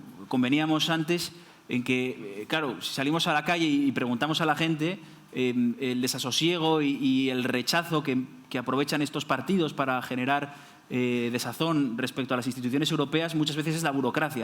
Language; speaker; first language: Spanish; native; Spanish